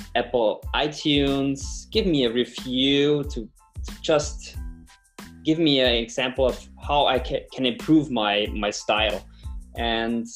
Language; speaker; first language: English; non-native, fluent; German